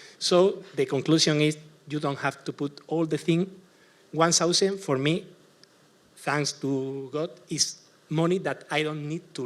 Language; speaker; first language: English; non-native, learner; Spanish